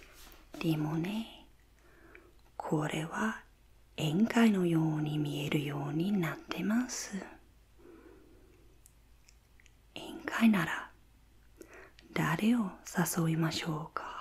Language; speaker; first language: Japanese; non-native, fluent; English